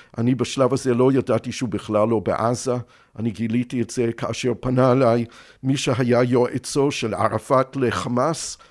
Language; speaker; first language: Hebrew; non-native, fluent; English